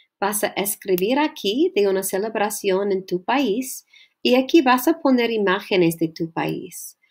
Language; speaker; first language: Spanish; non-native, learner; English